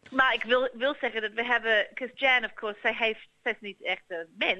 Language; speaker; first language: Dutch; early bilingual, heritage; Dutch